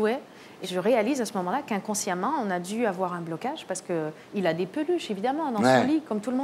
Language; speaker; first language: French; native; French